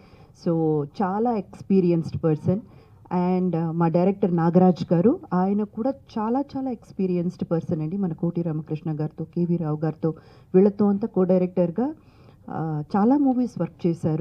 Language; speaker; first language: Telugu; native; Telugu